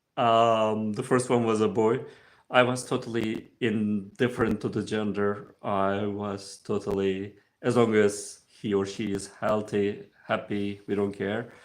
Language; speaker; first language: English; non-native, fluent; Turkish